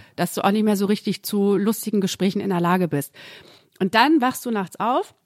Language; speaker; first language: German; native; German